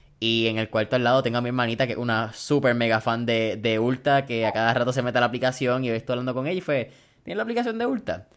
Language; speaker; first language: Spanish; early bilingual, heritage; Spanish